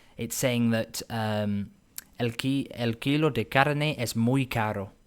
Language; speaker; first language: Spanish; non-native, learner; English